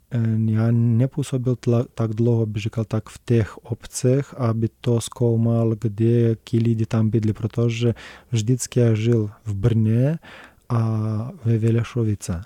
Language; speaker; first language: Czech; non-native, learner; Romanian